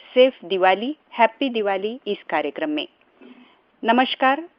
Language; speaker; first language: Hindi; non-native, local second language; Marathi